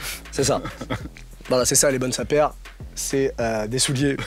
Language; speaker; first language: French; native; French